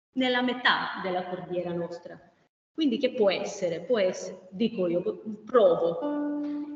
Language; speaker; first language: Italian; non-native, fluent; Greek